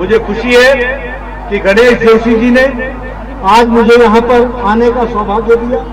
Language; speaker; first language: Hindi; native; Hindi